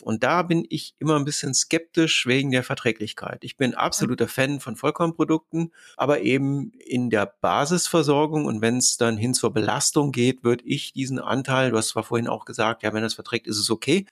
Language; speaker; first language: German; native; German